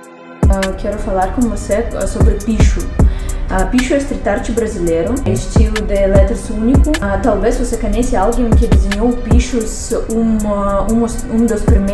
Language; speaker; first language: Portuguese; non-native, learner; Russian